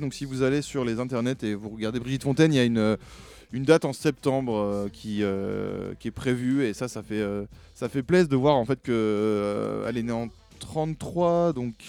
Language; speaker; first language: French; native; French